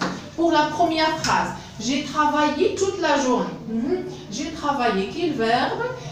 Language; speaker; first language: French; non-native, local second language; Arabic